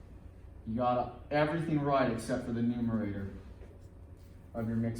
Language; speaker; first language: English; native; English